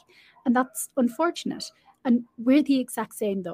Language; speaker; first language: English; native; English